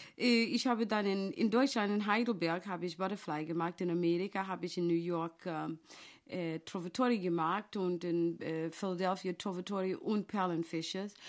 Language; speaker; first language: German; non-native, fluent; English